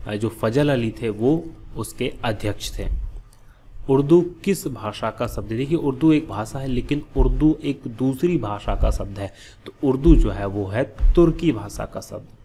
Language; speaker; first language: Hindi; native; Hindi